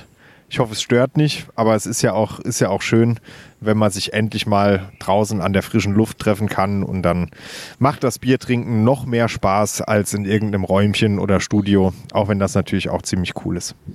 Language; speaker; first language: German; native; German